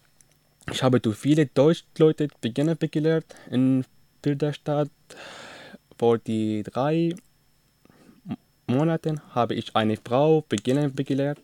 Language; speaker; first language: German; non-native, learner; Arabic